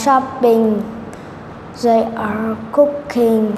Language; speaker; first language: English; non-native, learner; Vietnamese